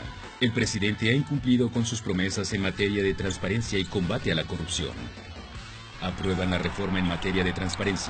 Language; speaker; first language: Spanish; native; Spanish